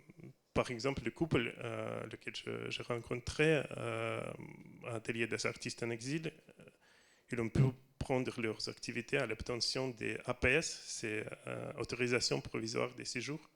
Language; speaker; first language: French; non-native, learner; Russian